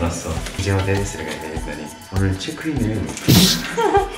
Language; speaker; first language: Korean; native; Korean